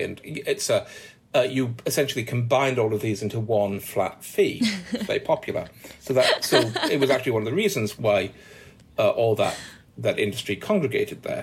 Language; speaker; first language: English; native; English